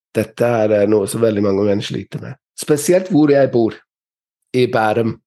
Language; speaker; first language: Norwegian; non-native, fluent; English